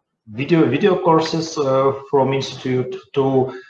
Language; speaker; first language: English; non-native, learner; Russian